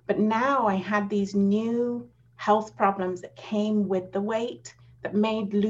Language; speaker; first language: English; native; English